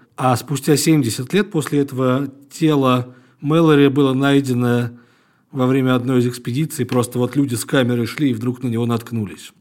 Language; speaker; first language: Russian; native; Russian